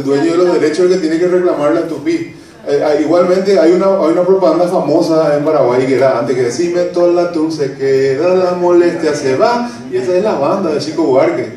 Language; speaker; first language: Spanish; native; Spanish